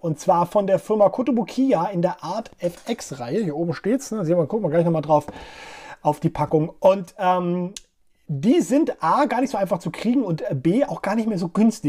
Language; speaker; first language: German; native; German